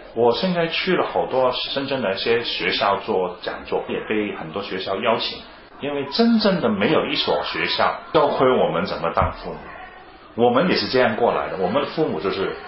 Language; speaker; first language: Chinese; non-native, fluent; Cantonese